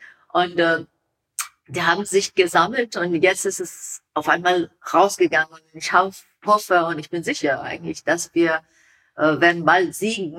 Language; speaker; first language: German; non-native, learner; Persian